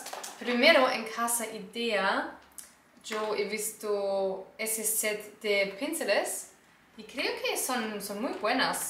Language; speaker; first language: Spanish; non-native, learner; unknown